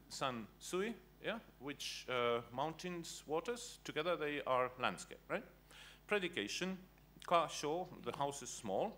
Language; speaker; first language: English; non-native, fluent; Estonian